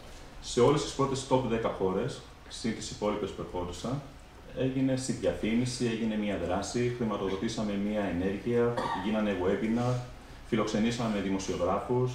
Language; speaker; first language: Greek; native; Greek